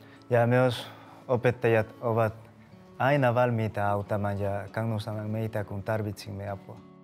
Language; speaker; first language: Finnish; non-native, learner; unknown